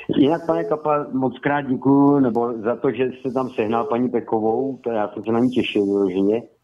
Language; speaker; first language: Czech; native; Czech